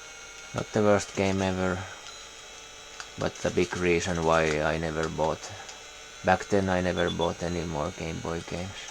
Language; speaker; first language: English; non-native, fluent; Finnish